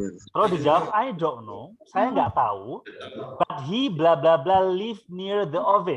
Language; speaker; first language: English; non-native, fluent; Indonesian